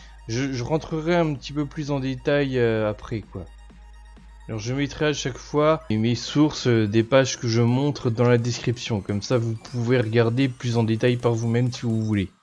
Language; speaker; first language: French; native; French